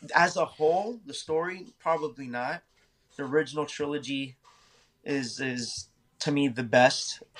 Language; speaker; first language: English; native; English